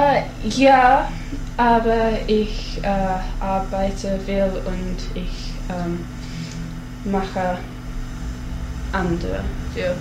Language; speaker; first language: German; non-native, learner; English